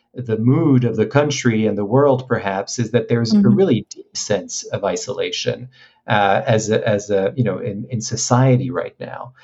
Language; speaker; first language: English; non-native, fluent; French